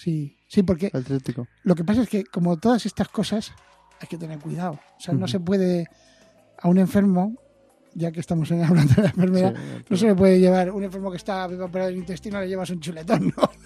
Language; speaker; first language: Spanish; native; Spanish